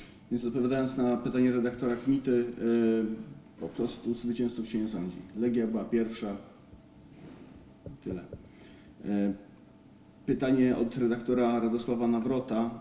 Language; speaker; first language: Polish; native; Polish